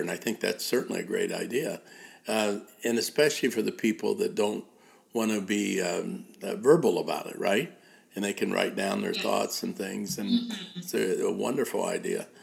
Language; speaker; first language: English; native; English